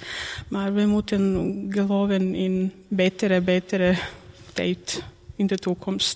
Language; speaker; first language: Dutch; non-native, learner; Croatian